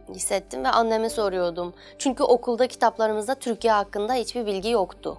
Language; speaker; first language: Turkish; non-native, fluent; Chinese